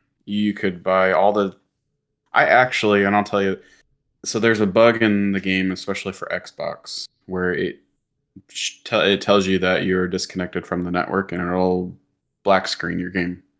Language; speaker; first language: English; native; English